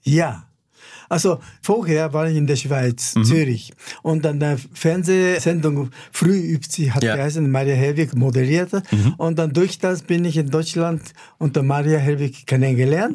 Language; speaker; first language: German; non-native, fluent; Japanese